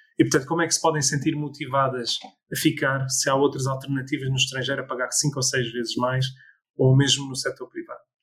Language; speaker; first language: Portuguese; early bilingual, other home language; English